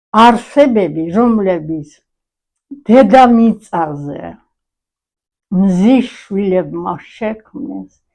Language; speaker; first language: Georgian; non-native, local second language; Mingrelian